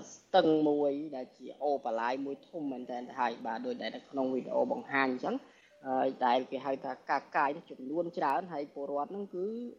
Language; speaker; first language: Khmer; native; Khmer